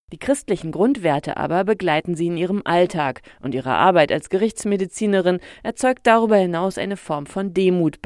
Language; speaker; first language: German; native; German